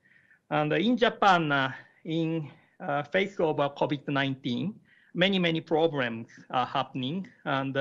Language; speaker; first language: English; non-native, learner; Japanese